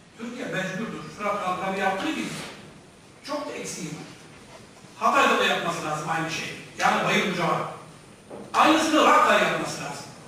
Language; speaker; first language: Turkish; native; Turkish